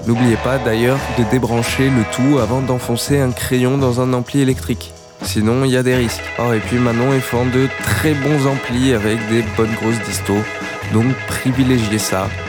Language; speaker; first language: French; native; French